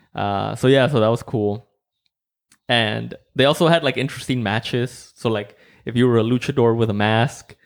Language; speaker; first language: English; non-native, fluent; Spanish